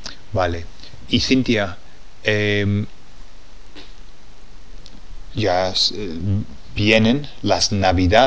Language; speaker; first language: Spanish; non-native, fluent; English